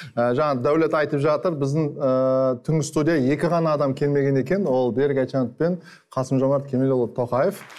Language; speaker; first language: Kazakh; native; Kazakh